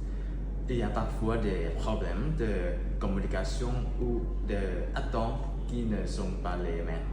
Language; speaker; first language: French; non-native, learner; Thai